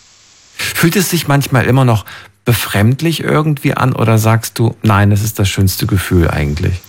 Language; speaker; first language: German; native; German